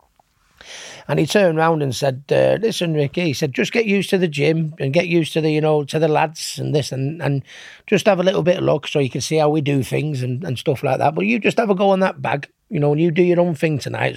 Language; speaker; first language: English; native; English